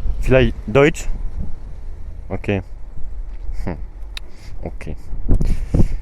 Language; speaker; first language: German; non-native, learner; Polish